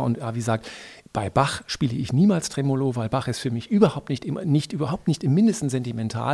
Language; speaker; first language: German; native; German